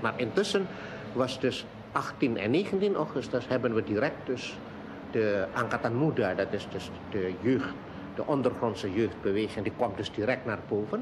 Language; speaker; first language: Dutch; non-native, local second language; Indonesian